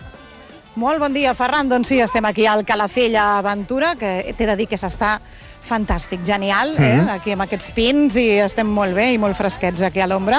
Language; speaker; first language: Catalan; native; Catalan